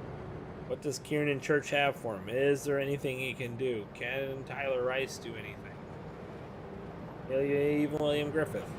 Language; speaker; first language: English; native; English